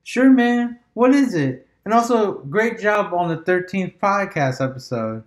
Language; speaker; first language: English; native; English